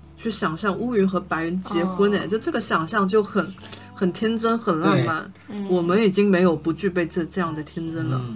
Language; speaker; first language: Chinese; non-native, local second language; Min Nan Chinese